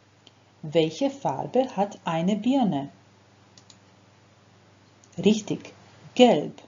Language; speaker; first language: German; non-native, fluent; Croatian